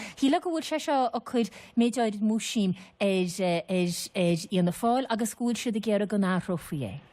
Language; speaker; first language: Irish; native; Irish